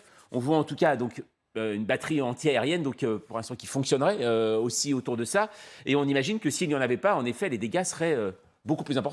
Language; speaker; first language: French; native; French